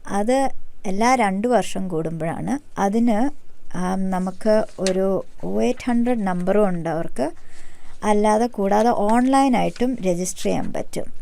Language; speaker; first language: Malayalam; early bilingual, heritage; Malayalam